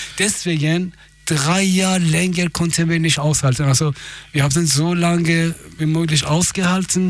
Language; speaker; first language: German; non-native, fluent; Persian